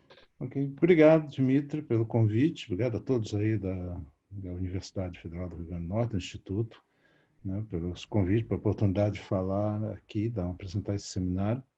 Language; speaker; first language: Portuguese; native; Portuguese